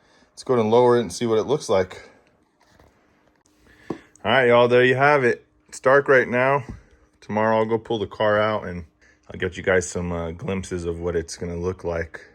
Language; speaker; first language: English; native; English